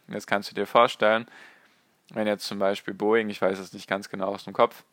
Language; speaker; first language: German; native; German